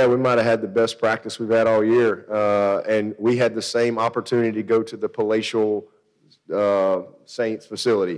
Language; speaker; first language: English; native; English